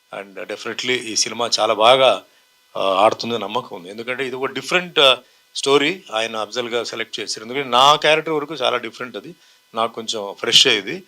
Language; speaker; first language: Telugu; native; Telugu